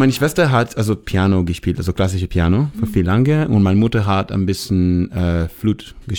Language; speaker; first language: German; non-native, learner; Hebrew